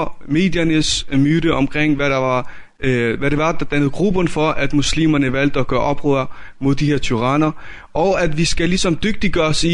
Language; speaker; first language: Danish; native; Danish